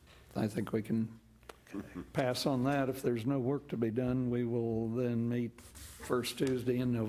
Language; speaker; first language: English; native; English